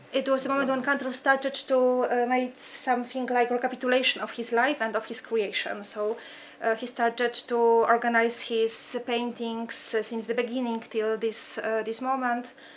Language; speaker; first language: English; non-native, fluent; Polish